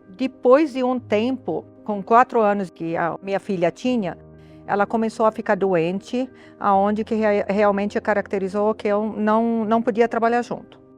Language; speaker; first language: Portuguese; non-native, fluent; Arabic